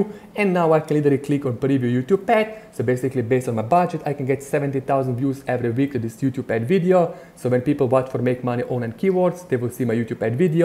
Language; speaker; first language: English; non-native, fluent; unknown